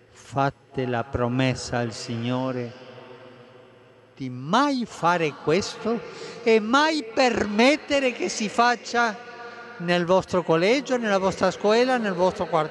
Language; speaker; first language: Italian; non-native, fluent; Spanish